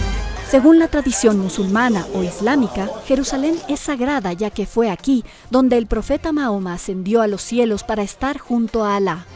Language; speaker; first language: Spanish; native; Spanish